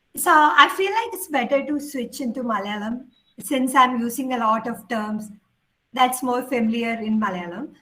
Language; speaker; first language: English; non-native, local second language; Malayalam